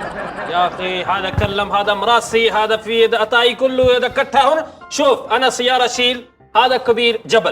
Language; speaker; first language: Arabic; non-native, learner; Punjabi